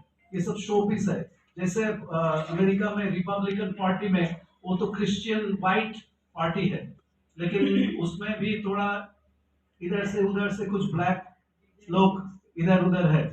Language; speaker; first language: Hindi; non-native, local second language; Bangla